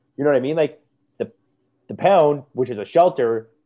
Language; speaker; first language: English; native; English